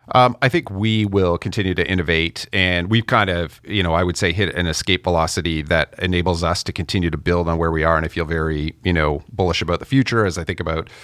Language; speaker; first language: English; native; English